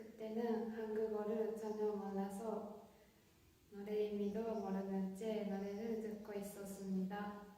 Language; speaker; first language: Korean; non-native, fluent; Japanese